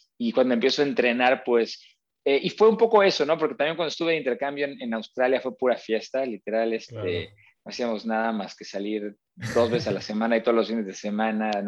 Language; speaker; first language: Spanish; native; Spanish